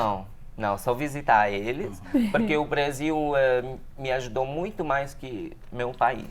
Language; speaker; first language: Portuguese; non-native, learner; Arabic